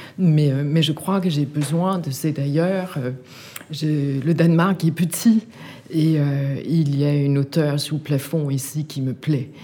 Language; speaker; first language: French; non-native, fluent; Danish